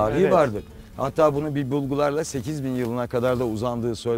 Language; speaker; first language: Turkish; native; Turkish